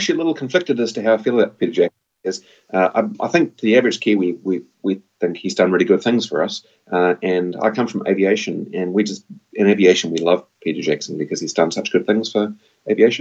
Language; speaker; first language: English; native; English